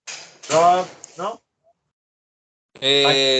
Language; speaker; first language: English; non-native, learner; Spanish